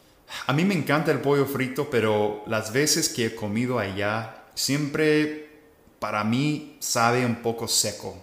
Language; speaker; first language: Spanish; non-native, fluent; English